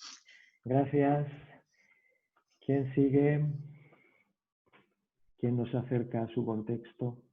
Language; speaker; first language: Spanish; native; Spanish